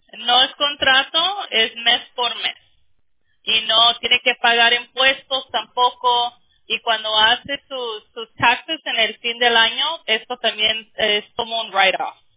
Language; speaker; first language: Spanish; early bilingual, heritage; Spanish